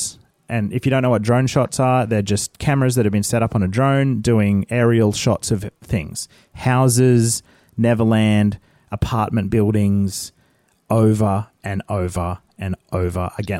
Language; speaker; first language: English; native; English